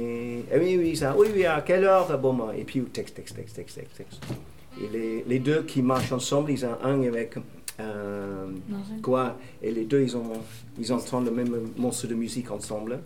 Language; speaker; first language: French; non-native, fluent; English